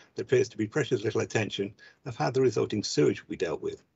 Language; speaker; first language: English; native; English